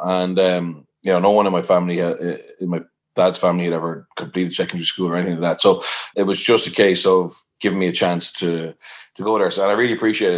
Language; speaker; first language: English; native; English